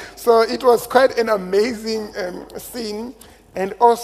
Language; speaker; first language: English; non-native, local second language; Shona